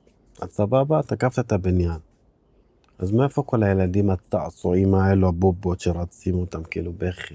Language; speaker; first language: Hebrew; non-native, local second language; Arabic